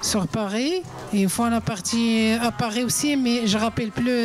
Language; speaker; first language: French; non-native, learner; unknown